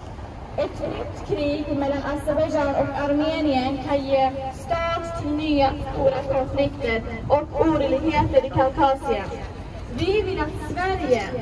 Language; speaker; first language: Swedish; non-native, fluent; Azerbaijani